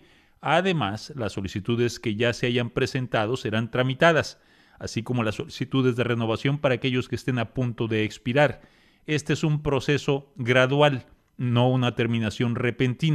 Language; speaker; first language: Spanish; native; Spanish